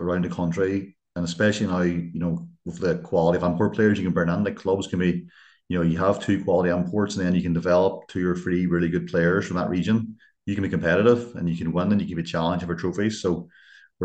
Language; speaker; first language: English; native; English